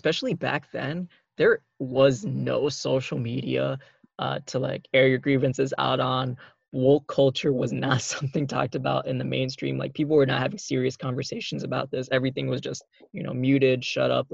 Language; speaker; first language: English; native; English